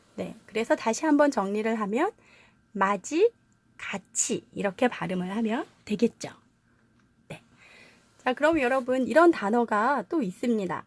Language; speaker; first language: Korean; native; Korean